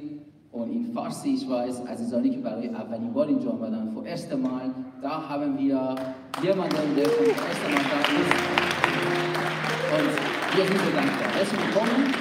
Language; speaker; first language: German; non-native, fluent; Persian